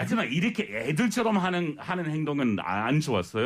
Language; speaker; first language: Korean; non-native, learner; English